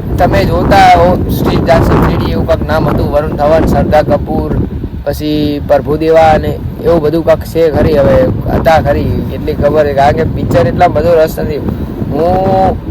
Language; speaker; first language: Gujarati; native; Gujarati